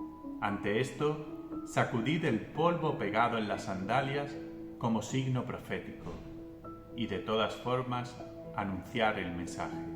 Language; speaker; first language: Spanish; native; Spanish